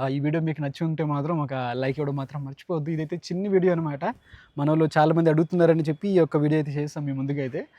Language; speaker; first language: Telugu; native; Telugu